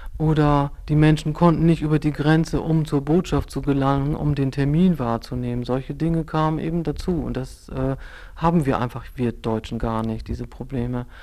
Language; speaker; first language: German; native; German